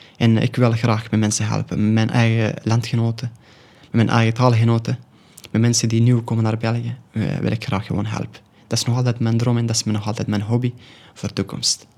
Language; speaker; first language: Dutch; non-native, learner; Pashto